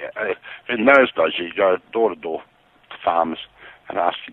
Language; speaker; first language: English; native; English